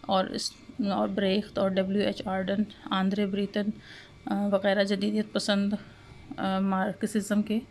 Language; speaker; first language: Urdu; non-native, local second language; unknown